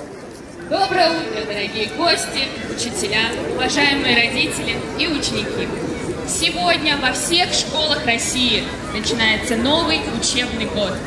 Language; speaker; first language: Russian; native; Russian